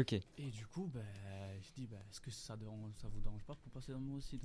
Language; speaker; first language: French; non-native, learner; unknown